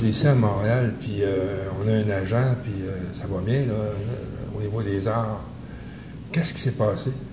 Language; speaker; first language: French; native; French